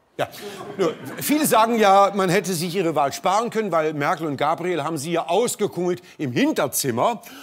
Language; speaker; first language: German; native; German